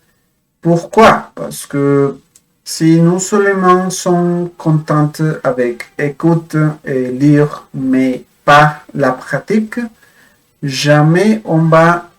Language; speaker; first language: French; non-native, fluent; Spanish